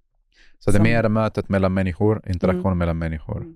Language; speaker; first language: Swedish; non-native, fluent; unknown